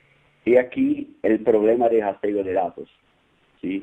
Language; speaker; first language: Spanish; non-native, fluent; Portuguese